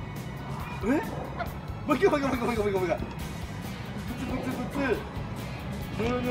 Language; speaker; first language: Japanese; native; Japanese